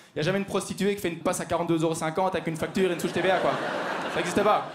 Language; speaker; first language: French; native; French